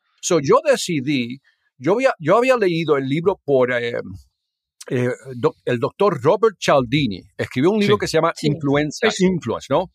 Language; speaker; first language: Spanish; early bilingual, heritage; Spanish